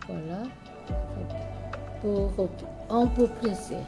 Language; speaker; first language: French; non-native, learner; Korean